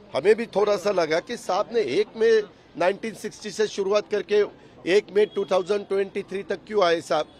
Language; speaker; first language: Hindi; non-native, local second language; Marathi